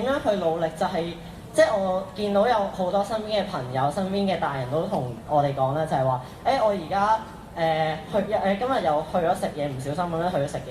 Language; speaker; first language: Cantonese; native; Cantonese